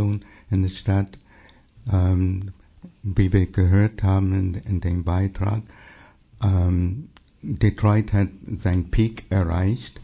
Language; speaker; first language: German; non-native, fluent; English